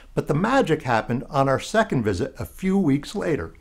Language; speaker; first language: English; native; English